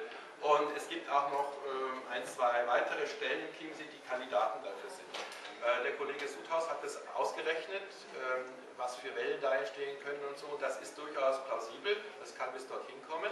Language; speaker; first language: German; native; German